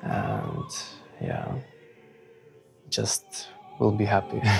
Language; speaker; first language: English; non-native, fluent; Ukrainian